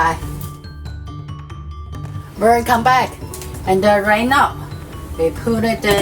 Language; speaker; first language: English; non-native, learner; Chinese